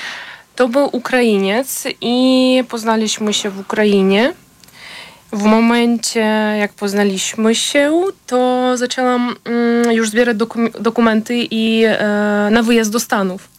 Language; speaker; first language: Polish; non-native, fluent; Ukrainian